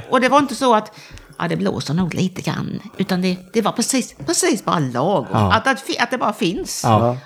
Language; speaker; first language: Swedish; native; Swedish